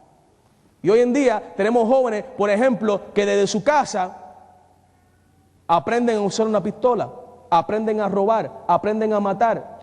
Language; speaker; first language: Spanish; native; Spanish